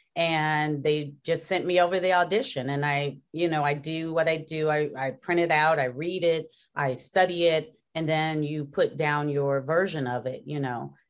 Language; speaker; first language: English; native; English